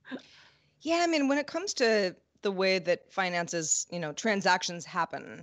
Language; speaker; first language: English; native; English